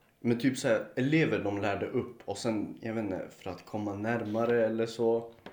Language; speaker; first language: Swedish; early bilingual, other home language; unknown